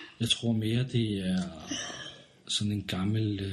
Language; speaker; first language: Danish; native; Danish